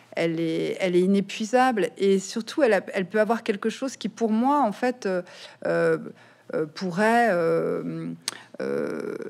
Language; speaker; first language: French; native; French